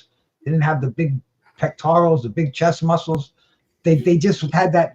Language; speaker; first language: English; native; English